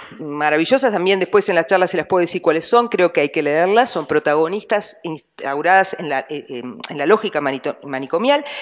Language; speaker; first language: Spanish; native; Spanish